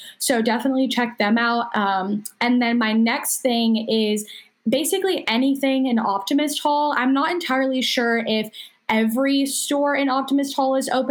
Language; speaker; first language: English; native; English